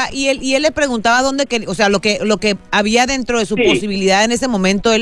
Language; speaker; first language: Spanish; early bilingual, heritage; Spanish